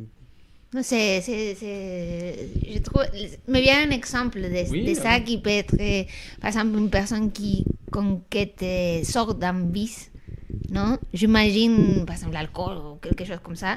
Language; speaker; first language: French; non-native, fluent; Spanish